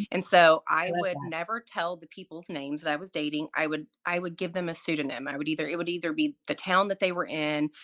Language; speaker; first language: English; native; English